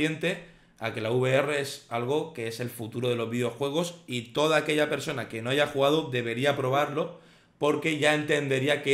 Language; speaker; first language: Spanish; native; Spanish